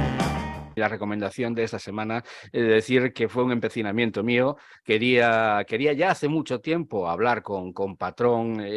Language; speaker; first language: Spanish; native; Spanish